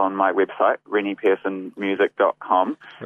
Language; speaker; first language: English; native; English